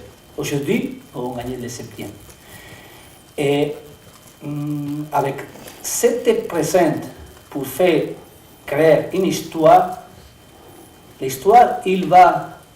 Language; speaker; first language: French; non-native, learner; Spanish